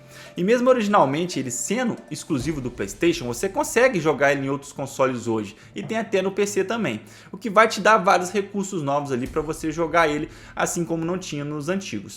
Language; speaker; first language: Portuguese; native; Portuguese